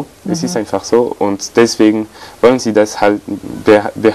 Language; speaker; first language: German; non-native, fluent; French